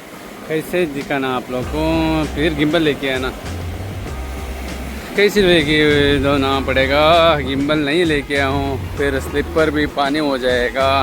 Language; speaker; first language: Hindi; non-native, local second language; Kannada